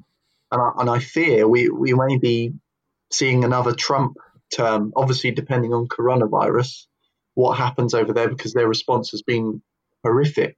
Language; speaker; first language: English; native; English